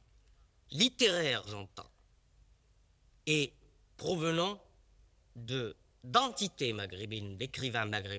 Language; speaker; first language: French; non-native, local second language; Tachelhit